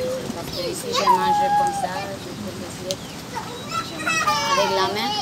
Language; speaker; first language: French; non-native, local second language; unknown